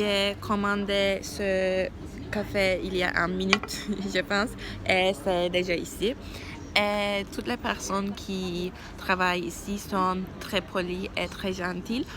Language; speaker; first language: French; non-native, learner; Turkish